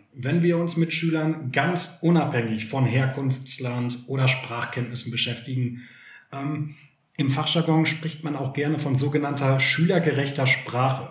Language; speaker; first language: German; native; German